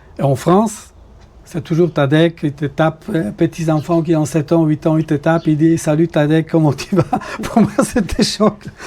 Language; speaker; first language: French; non-native, fluent; Polish